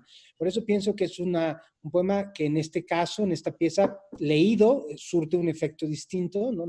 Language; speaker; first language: Spanish; native; Spanish